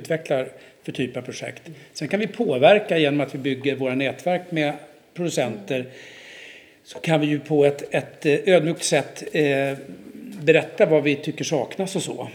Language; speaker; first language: Swedish; native; Swedish